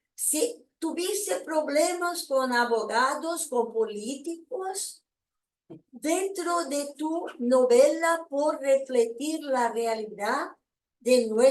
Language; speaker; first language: Spanish; non-native, fluent; Portuguese